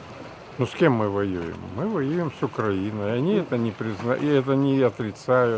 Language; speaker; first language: Russian; native; Russian